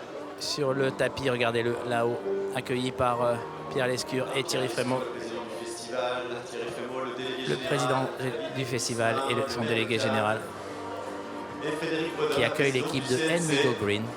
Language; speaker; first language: French; native; French